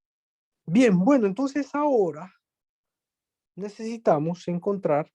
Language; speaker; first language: Spanish; native; Spanish